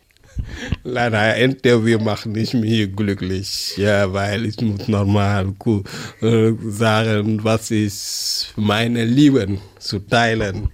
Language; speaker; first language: German; non-native, learner; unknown